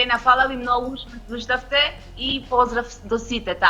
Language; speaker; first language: Macedonian; non-native, fluent; Spanish